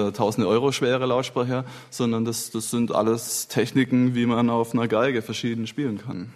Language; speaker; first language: German; native; German